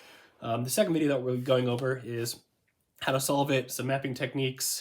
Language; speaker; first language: English; native; English